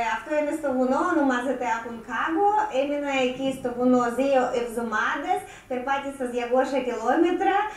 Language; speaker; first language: Greek; non-native, learner; Russian